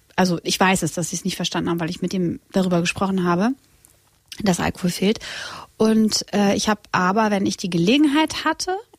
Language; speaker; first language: German; non-native, fluent; Croatian